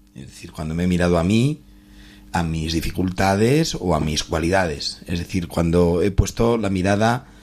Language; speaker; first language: Spanish; native; Spanish